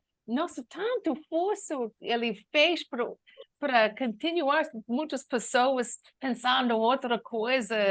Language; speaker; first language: Portuguese; non-native, learner; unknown